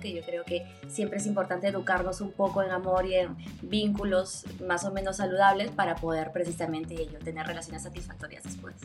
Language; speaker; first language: Spanish; native; Spanish